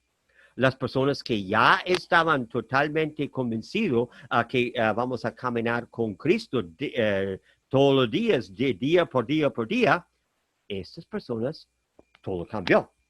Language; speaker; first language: Spanish; non-native, fluent; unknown